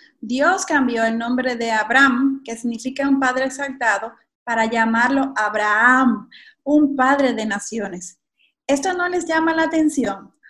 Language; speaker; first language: Spanish; native; Spanish